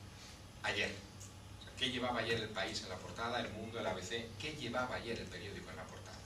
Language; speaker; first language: Spanish; native; Spanish